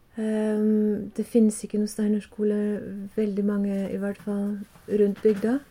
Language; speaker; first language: Norwegian; non-native, fluent; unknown